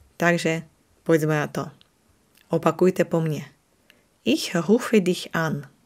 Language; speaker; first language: Czech; non-native, fluent; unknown